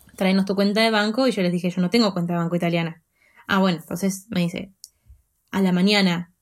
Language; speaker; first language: Spanish; native; Spanish